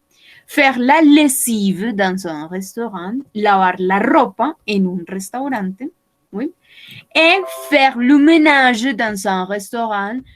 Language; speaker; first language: French; non-native, fluent; Spanish